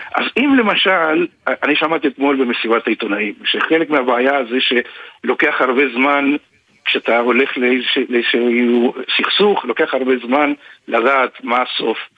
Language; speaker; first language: Hebrew; non-native, fluent; Spanish